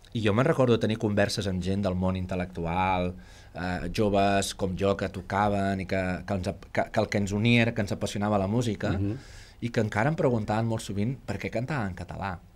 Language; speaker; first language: Catalan; native; Catalan